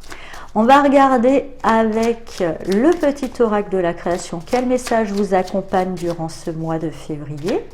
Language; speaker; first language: French; native; French